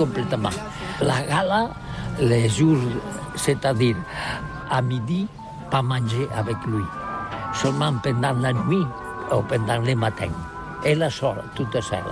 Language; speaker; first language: French; non-native, learner; Catalan